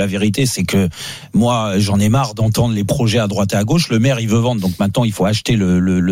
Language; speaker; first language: French; native; French